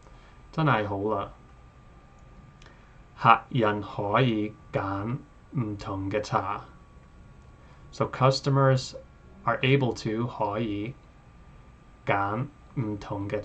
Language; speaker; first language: Cantonese; non-native, learner; English